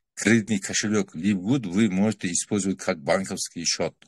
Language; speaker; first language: Russian; non-native, local second language; Kazakh